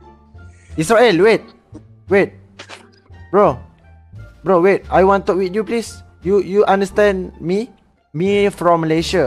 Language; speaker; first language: English; non-native, learner; Malay